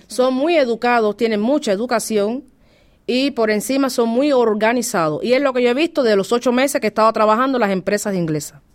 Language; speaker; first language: Spanish; native; Spanish